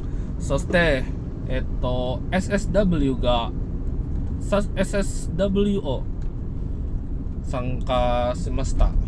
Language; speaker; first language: Japanese; non-native, learner; Indonesian